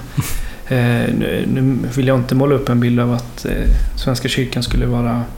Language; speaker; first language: Swedish; native; Swedish